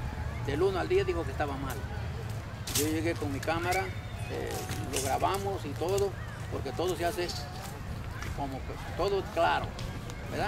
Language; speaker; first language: Spanish; native; Spanish